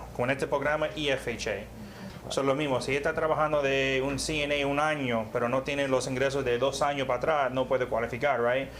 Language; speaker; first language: Spanish; early bilingual, heritage; Spanish